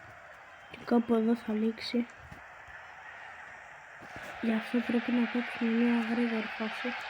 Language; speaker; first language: Greek; native; Greek